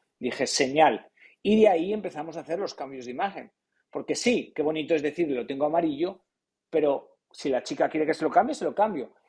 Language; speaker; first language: Spanish; native; Spanish